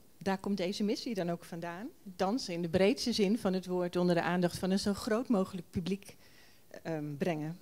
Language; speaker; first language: Dutch; native; Dutch